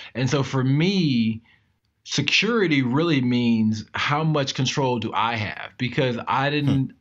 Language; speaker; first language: English; native; English